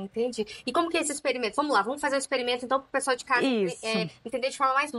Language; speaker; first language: Portuguese; native; Portuguese